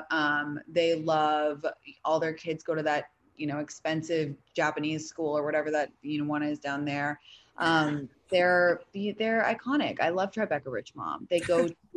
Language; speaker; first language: English; native; English